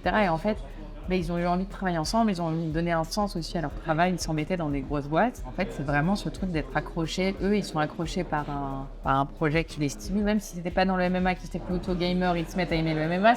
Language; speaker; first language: French; native; French